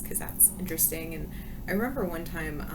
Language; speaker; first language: English; native; English